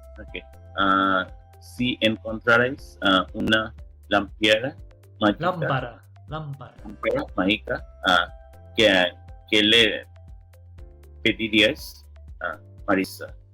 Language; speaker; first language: Spanish; non-native, learner; English